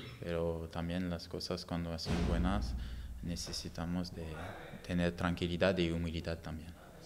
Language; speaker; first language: Spanish; non-native, fluent; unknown